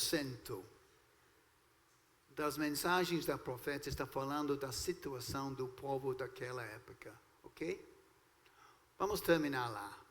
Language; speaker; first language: Portuguese; non-native, fluent; English